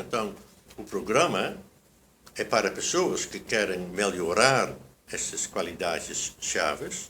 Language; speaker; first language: Portuguese; non-native, fluent; Dutch